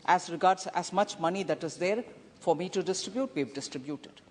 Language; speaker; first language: English; non-native, local second language; Tamil